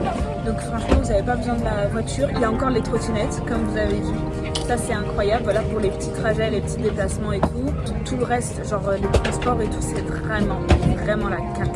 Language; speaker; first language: French; native; French